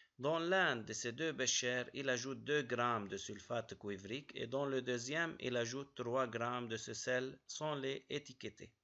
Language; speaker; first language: French; non-native, local second language; Arabic